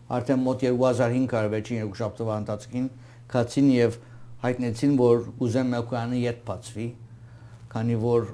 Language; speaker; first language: Armenian; early bilingual, heritage; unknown